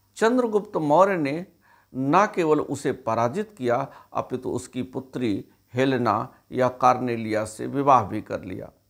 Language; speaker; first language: Hindi; native; Hindi